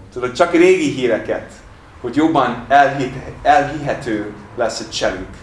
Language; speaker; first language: Hungarian; non-native, fluent; English